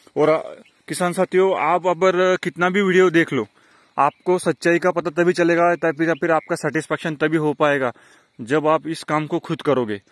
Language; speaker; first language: Hindi; non-native, local second language; Marathi